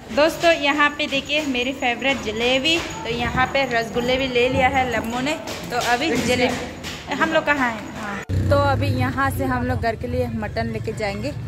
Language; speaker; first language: Hindi; non-native, local second language; Chakma